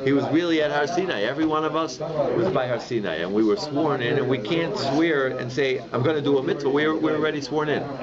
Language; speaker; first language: English; native; English